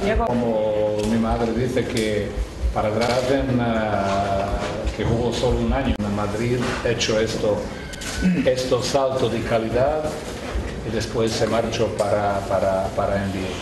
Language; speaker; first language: Spanish; non-native, fluent; Croatian